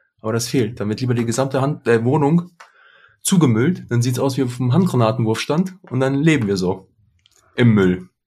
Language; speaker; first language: German; early bilingual, other home language; Russian